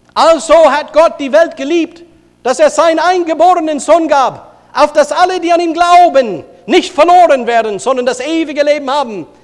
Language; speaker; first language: German; non-native, fluent; English